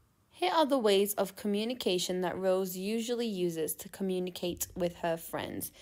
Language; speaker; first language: English; non-native, fluent; Turkish